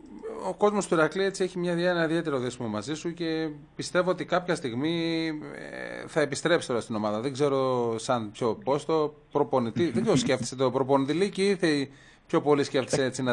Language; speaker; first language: Greek; native; Greek